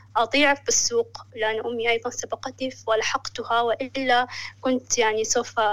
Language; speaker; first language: Arabic; non-native, local second language; Somali